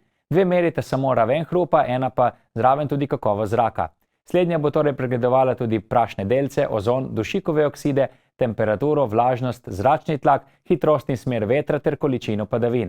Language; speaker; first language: Slovenian; native; Slovenian